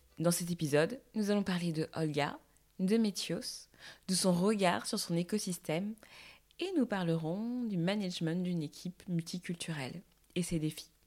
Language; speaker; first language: French; native; French